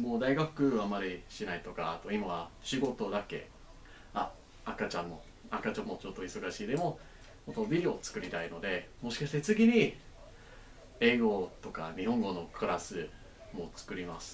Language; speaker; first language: Japanese; non-native, learner; English